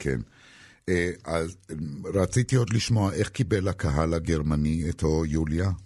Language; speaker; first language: Hebrew; native; Hebrew